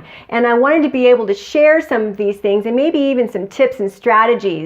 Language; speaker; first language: English; native; English